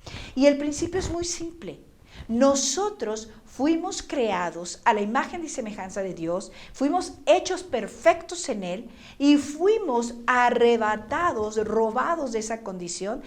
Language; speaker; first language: Spanish; native; Spanish